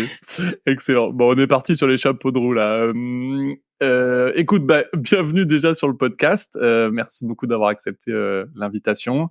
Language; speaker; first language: French; native; French